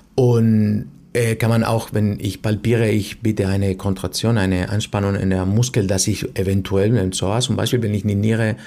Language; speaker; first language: German; non-native, fluent; Spanish